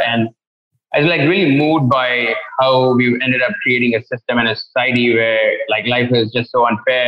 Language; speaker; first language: English; non-native, local second language; Tamil